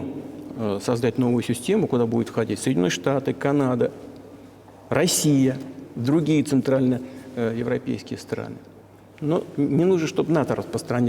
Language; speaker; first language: Russian; native; Russian